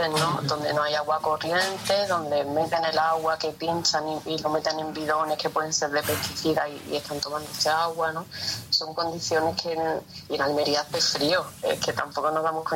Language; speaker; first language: Spanish; native; Spanish